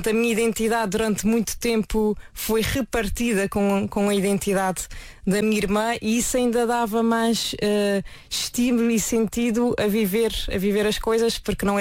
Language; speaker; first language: Portuguese; native; Portuguese